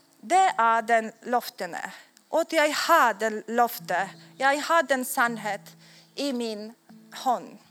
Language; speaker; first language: Swedish; non-native, learner; Polish